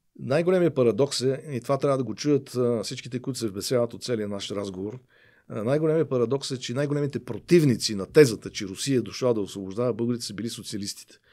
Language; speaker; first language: Bulgarian; native; Bulgarian